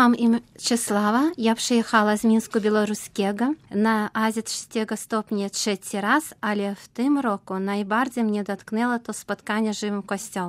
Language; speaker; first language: Polish; non-native, learner; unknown